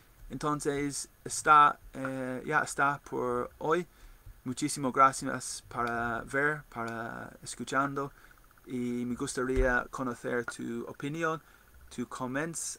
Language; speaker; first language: Spanish; non-native, learner; English